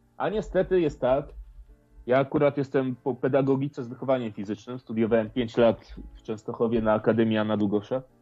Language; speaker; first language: Polish; native; Polish